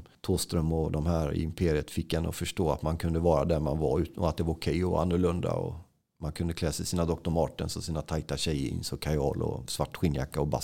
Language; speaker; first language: Swedish; native; Swedish